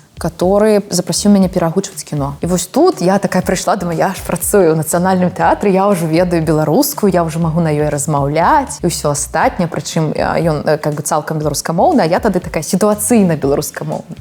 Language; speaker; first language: Belarusian; non-native, local second language; Russian